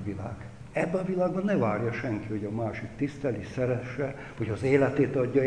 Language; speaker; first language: Hungarian; native; Hungarian